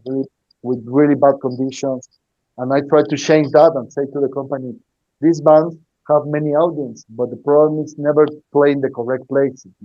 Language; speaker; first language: English; non-native, learner; Spanish